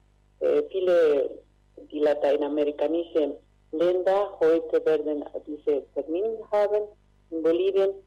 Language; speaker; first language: German; non-native, learner; Spanish